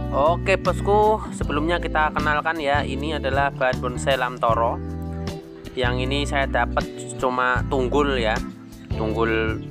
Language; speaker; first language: Indonesian; non-native, local second language; Javanese